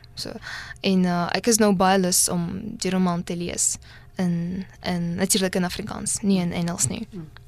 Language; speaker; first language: Afrikaans; non-native, fluent; Russian